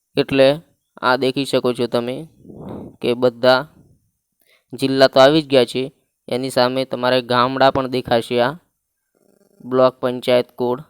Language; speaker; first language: Gujarati; native; Gujarati